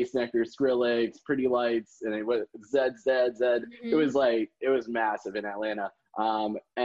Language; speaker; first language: English; native; English